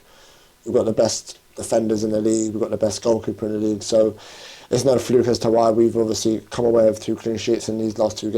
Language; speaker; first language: English; native; English